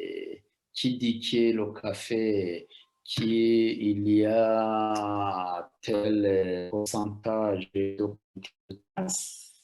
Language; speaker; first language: French; non-native, local second language; Rundi